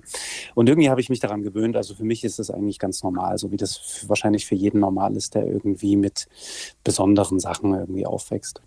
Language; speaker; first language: German; native; German